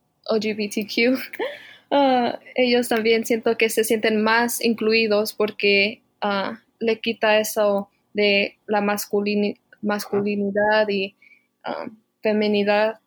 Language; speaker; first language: Spanish; early bilingual, heritage; Spanish